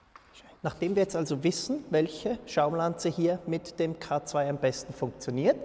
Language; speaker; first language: German; native; German